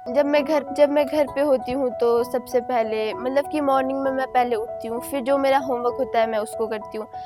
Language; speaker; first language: Hindi; early bilingual, other home language; Nepali